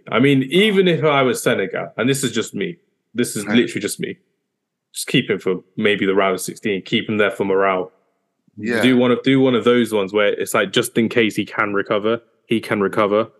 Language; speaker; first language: English; early bilingual, other home language; Hindi